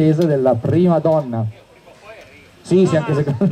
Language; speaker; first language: Italian; native; Italian